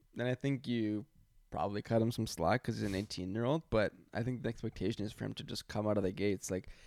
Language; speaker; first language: English; native; English